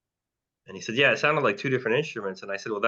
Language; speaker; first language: English; native; English